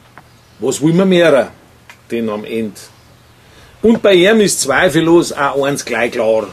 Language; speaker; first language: German; native; German